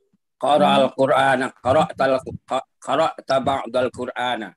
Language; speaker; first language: Arabic; non-native, learner; Indonesian